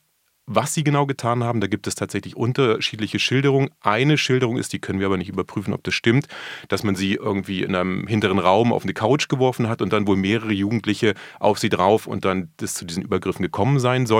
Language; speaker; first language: German; native; German